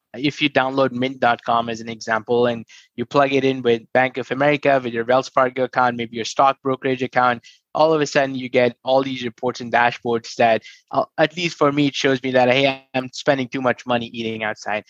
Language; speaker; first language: English; non-native, local second language; Hindi